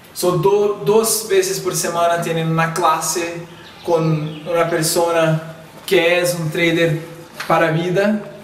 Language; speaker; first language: Spanish; non-native, learner; Portuguese